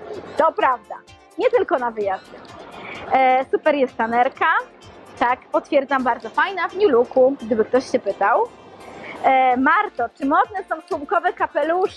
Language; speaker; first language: Polish; native; Polish